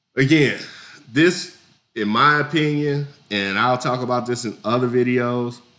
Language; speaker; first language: English; native; English